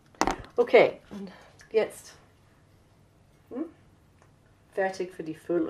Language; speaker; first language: German; non-native, fluent; English